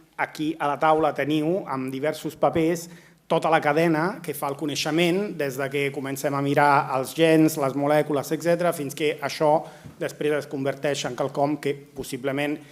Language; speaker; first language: Catalan; non-native, fluent; Italian